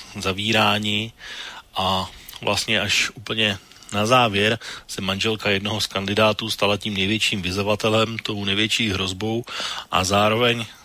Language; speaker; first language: Czech; native; Czech